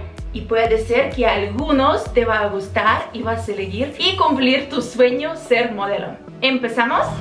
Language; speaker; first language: Spanish; non-native, fluent; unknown